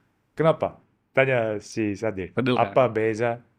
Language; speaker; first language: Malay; non-native, learner; Korean